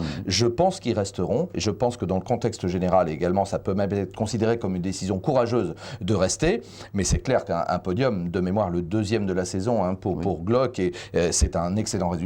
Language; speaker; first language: French; native; French